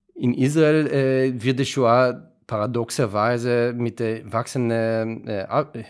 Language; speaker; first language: German; non-native, fluent; Hebrew